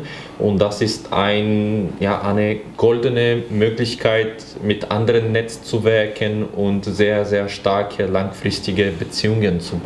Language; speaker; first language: German; non-native, fluent; Bulgarian